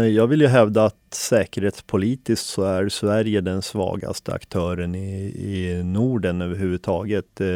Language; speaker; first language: Swedish; early bilingual, other home language; Finnish